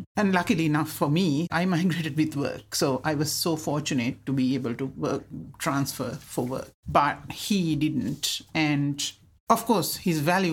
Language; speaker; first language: English; non-native, local second language; Sinhala